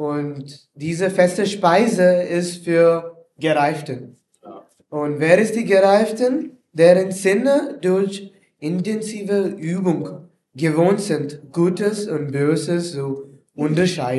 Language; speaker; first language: German; non-native, learner; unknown